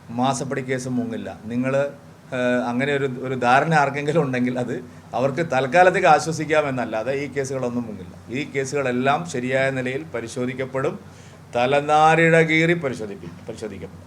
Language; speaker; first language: Malayalam; native; Malayalam